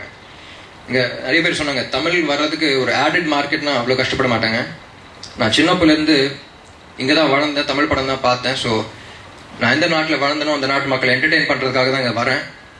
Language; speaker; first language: Tamil; non-native, local second language; Telugu